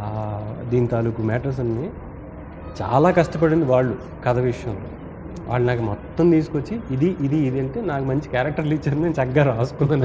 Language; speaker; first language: Telugu; native; Telugu